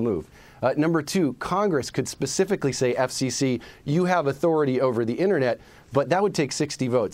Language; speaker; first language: English; native; English